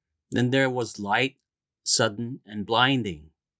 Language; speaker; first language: English; non-native, fluent; Korean